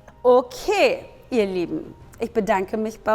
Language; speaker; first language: German; native; German